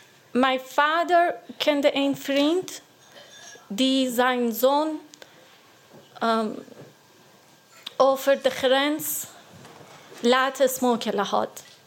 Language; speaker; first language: Dutch; non-native, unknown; Persian